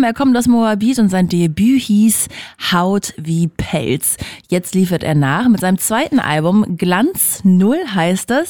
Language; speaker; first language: German; native; German